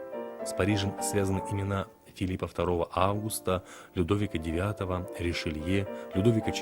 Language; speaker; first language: Russian; native; Russian